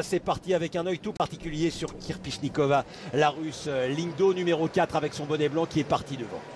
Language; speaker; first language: French; native; French